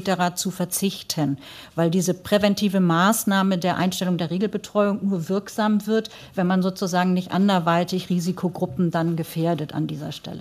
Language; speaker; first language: German; native; German